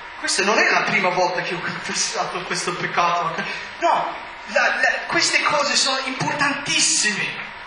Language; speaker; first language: Italian; non-native, fluent; English